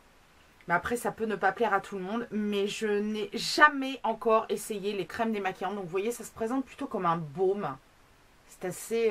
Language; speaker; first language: French; native; French